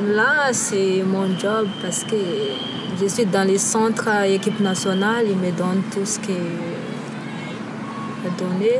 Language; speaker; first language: French; non-native, local second language; Malagasy